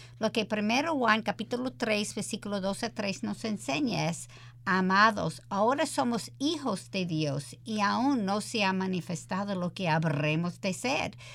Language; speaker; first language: Spanish; early bilingual, heritage; English